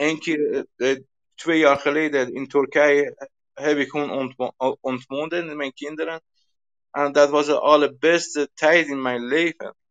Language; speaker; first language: Dutch; non-native, learner; Persian